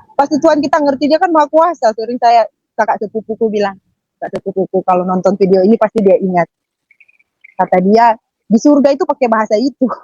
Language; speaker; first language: Indonesian; native; Indonesian